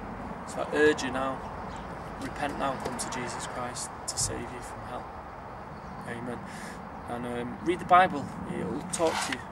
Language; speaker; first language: English; native; English